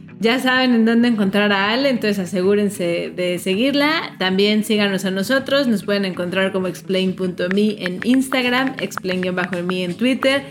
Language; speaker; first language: Spanish; native; Spanish